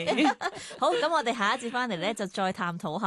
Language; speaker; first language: Cantonese; native; Cantonese